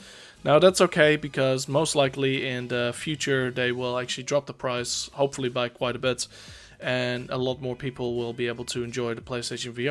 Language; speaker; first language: English; native; English